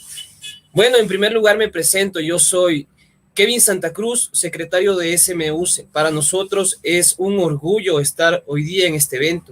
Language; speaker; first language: Spanish; native; Spanish